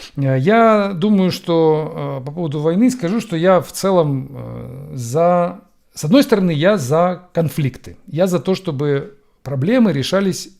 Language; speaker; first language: Russian; native; Russian